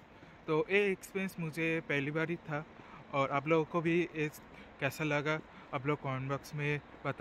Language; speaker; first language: Hindi; non-native, local second language; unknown